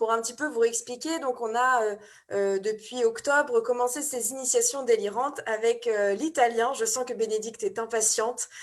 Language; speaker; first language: French; native; French